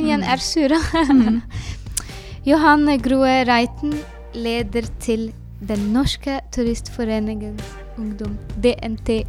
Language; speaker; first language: Norwegian; non-native, learner; Arabic